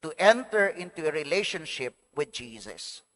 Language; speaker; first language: English; non-native, local second language; Filipino